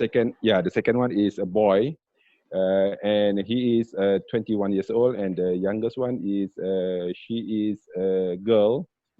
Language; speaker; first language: English; non-native, learner; Malay